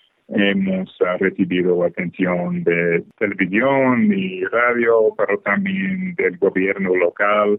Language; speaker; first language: Spanish; non-native, fluent; English